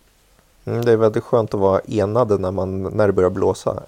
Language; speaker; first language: Swedish; native; Swedish